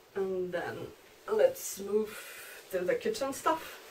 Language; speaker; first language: English; non-native, fluent; Polish